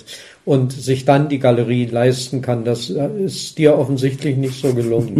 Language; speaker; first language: German; native; German